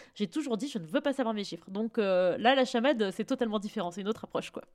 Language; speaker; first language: French; native; French